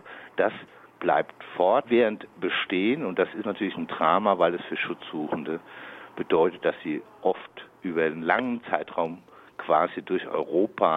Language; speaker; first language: German; native; German